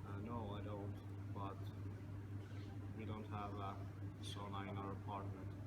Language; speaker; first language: English; non-native, fluent; Finnish